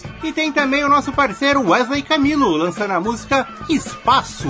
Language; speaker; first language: Portuguese; native; Portuguese